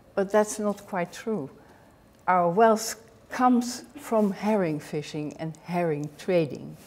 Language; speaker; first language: English; non-native, fluent; Dutch